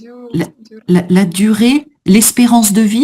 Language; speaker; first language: French; native; French